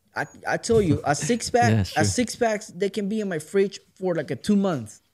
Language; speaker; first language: English; non-native, learner; Spanish